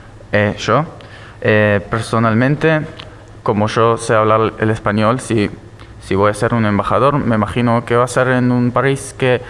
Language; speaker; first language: Spanish; early bilingual, heritage; Spanish